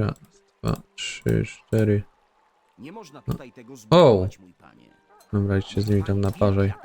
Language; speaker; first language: Polish; native; Polish